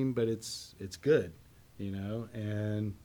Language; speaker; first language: English; native; English